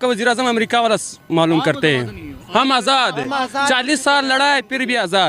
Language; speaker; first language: Hindi; non-native, learner; Pashto